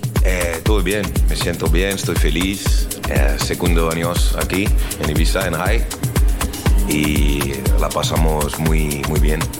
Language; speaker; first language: Spanish; non-native, learner; French